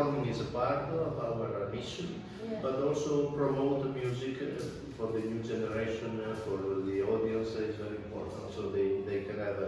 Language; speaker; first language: English; non-native, fluent; Italian